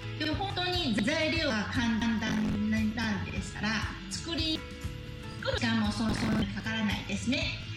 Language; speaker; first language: Japanese; non-native, fluent; Chinese